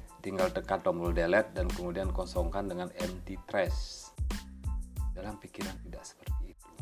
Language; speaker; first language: Indonesian; native; Indonesian